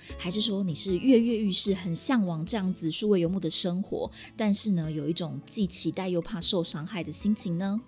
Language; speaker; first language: Chinese; native; Chinese